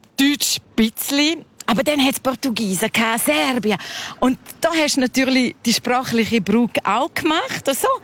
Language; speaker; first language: German; early bilingual, other home language; Spanish